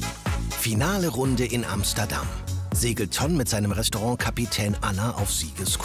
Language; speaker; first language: German; native; German